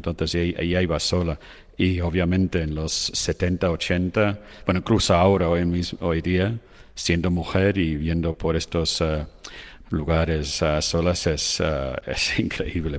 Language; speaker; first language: Spanish; non-native, fluent; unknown